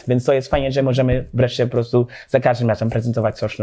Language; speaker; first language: Polish; non-native, learner; English